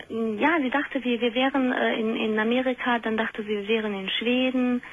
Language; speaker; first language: German; native; German